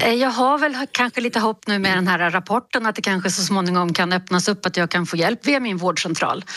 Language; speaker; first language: Swedish; native; Swedish